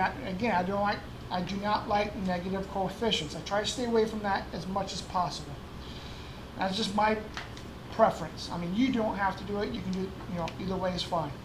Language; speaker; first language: English; native; English